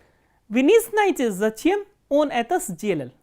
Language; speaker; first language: Russian; non-native, fluent; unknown